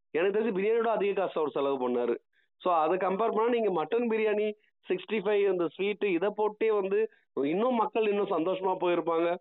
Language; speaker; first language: Tamil; native; Tamil